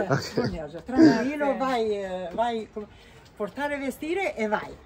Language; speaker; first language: Italian; non-native, learner; Albanian